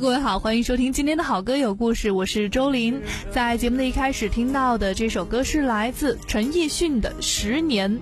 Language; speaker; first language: Chinese; native; Chinese